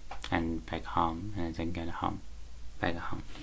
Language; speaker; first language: English; non-native, learner; Chinese